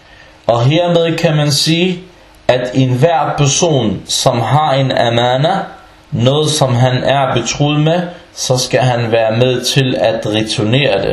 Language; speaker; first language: Danish; early bilingual, other home language; Arabic